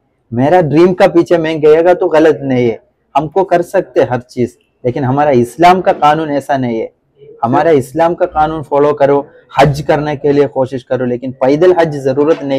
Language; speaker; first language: Hindi; non-native, local second language; Malayalam